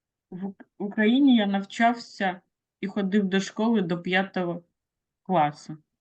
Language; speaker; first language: Ukrainian; non-native, local second language; Russian